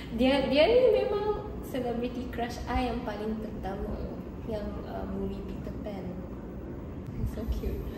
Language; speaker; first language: Malay; non-native, local second language; Chinese